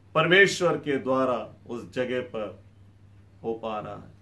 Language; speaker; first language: Hindi; native; Hindi